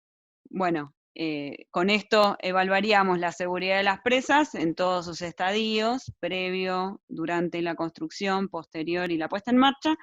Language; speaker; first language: Spanish; native; Spanish